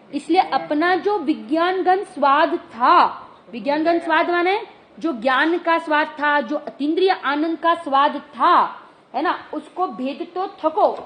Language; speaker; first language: Hindi; non-native, local second language; Gujarati